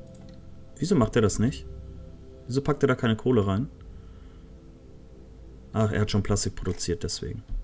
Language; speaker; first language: German; native; German